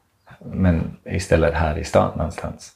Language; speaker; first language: Swedish; non-native, fluent; English